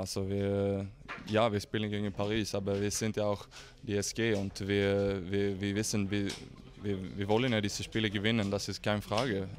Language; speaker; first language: German; non-native, fluent; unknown